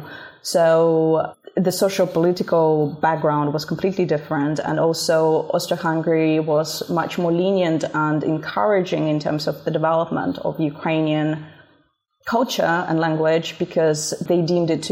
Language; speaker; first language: English; non-native, fluent; Russian